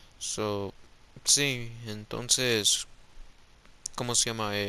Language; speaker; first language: Spanish; early bilingual, heritage; Spanish